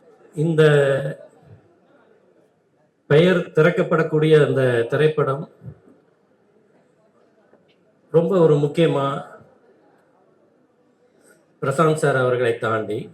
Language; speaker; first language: Tamil; native; Tamil